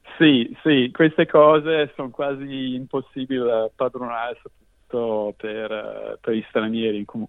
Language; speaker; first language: Italian; non-native, fluent; English